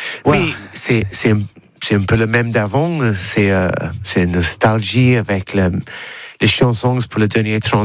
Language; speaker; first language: French; non-native, learner; English